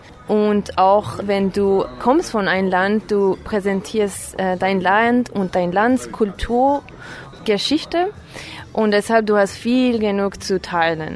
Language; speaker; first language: German; non-native, fluent; Armenian